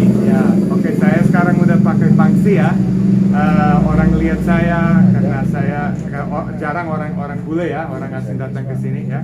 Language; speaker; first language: Indonesian; non-native, fluent; Serbian